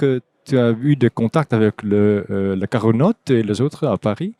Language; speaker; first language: French; non-native, fluent; Dutch